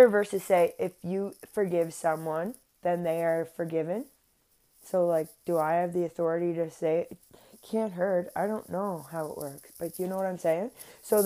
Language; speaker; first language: English; native; English